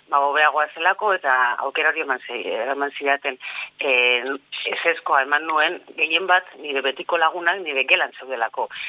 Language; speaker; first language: Basque; non-native, local second language; Spanish